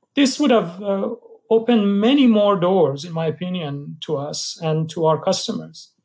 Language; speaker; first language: English; non-native, fluent; Persian